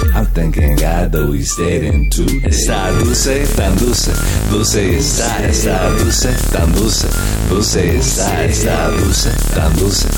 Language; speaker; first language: Spanish; non-native, fluent; English